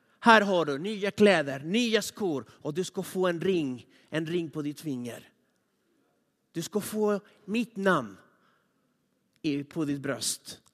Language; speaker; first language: Swedish; non-native, fluent; Spanish